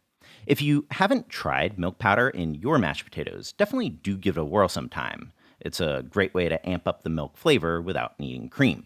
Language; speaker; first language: English; native; English